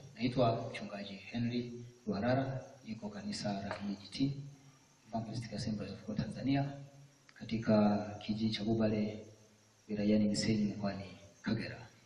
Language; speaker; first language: Swahili; non-native, local second language; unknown